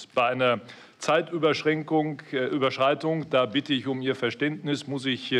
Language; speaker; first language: German; native; German